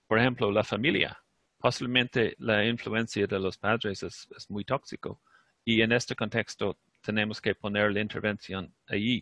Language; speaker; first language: Spanish; non-native, fluent; English